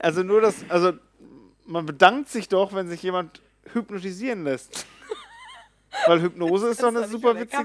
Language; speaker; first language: German; native; German